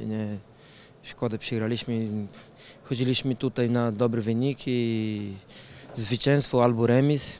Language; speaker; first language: Polish; non-native, learner; Portuguese